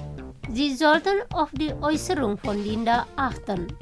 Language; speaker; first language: German; non-native, fluent; Indonesian